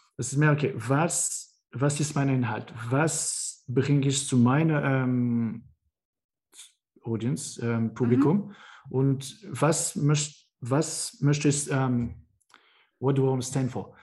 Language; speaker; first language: German; non-native, learner; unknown